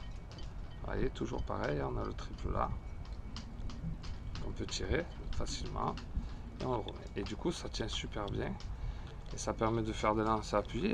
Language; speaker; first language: French; native; French